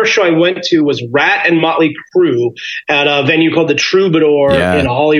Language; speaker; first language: English; native; English